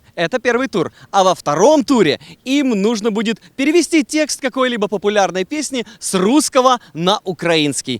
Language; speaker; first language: Russian; native; Russian